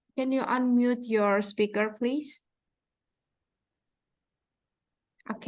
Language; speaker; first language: English; non-native, fluent; Indonesian